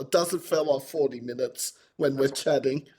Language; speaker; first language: English; native; English